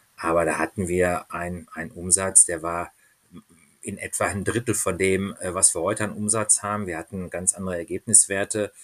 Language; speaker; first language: German; native; German